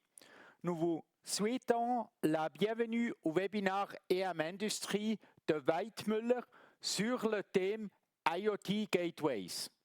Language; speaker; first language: French; non-native, local second language; German